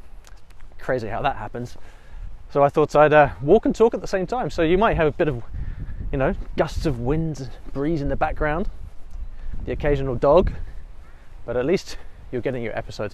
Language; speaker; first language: English; native; English